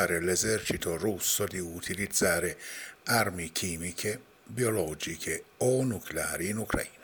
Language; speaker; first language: Italian; non-native, fluent; Persian